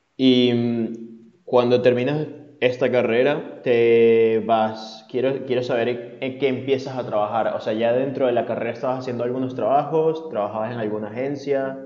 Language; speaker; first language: Spanish; native; Spanish